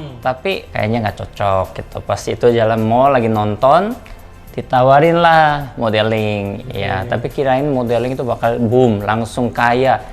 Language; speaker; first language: Indonesian; non-native, fluent; Korean